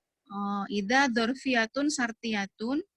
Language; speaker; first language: Arabic; non-native, learner; Indonesian